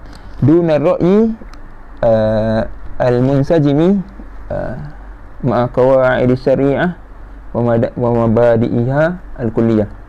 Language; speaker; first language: Arabic; non-native, fluent; Malay